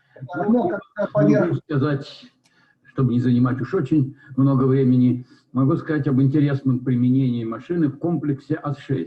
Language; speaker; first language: Russian; native; Russian